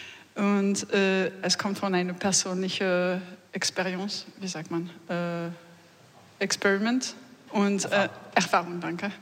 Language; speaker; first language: German; non-native, learner; French